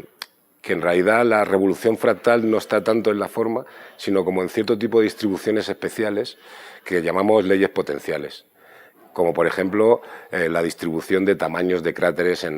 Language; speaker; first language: Spanish; native; Spanish